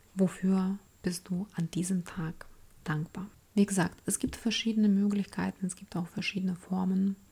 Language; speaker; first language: German; non-native, fluent; Ukrainian